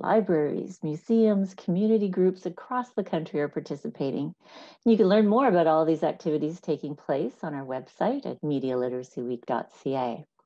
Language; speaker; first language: English; native; English